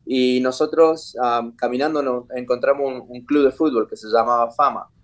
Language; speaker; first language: Spanish; early bilingual, other home language; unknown